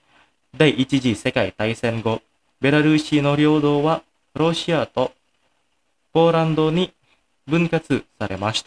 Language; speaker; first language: Japanese; non-native, fluent; Indonesian